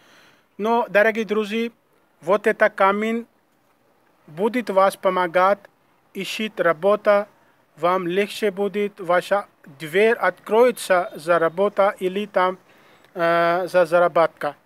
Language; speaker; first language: Russian; non-native, learner; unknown